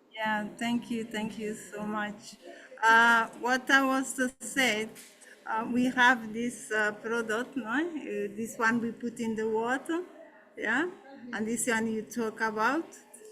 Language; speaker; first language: English; non-native, learner; Portuguese